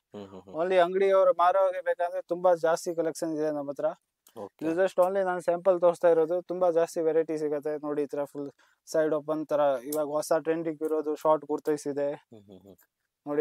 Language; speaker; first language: Kannada; non-native, local second language; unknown